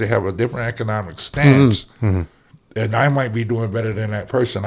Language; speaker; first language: English; native; English